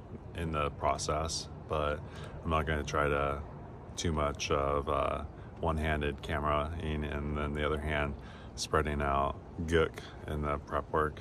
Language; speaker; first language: English; native; English